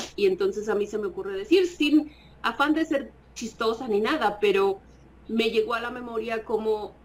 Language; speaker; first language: Spanish; native; Spanish